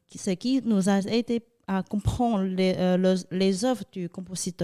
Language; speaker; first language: French; non-native, fluent; Chinese